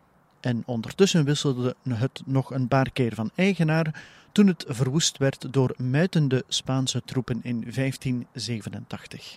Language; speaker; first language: Dutch; native; Dutch